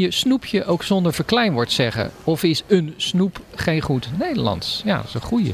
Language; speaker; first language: Dutch; native; Dutch